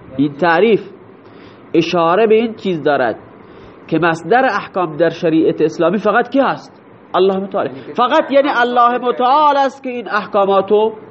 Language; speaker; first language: Persian; non-native, local second language; Baluchi